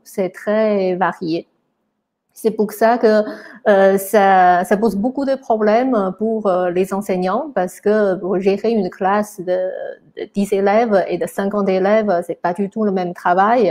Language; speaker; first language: French; non-native, fluent; Chinese